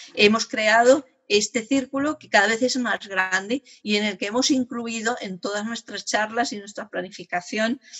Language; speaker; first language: Spanish; native; Spanish